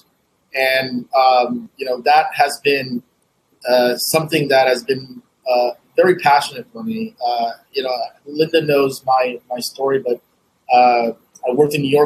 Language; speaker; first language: English; native; English